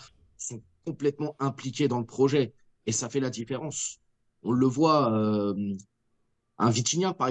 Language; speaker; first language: French; native; French